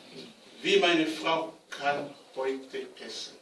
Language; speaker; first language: German; non-native, learner; Romanian